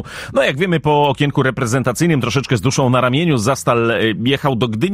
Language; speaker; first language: Polish; native; Polish